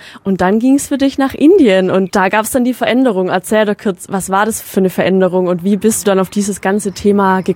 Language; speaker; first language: German; native; German